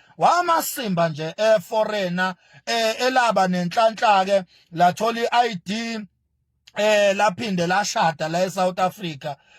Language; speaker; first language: Zulu; native; Zulu